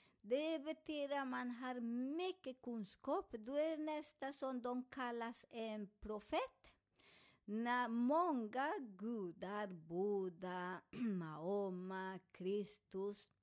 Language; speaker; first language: Swedish; non-native, fluent; Spanish